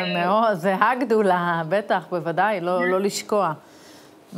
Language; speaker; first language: Hebrew; native; Hebrew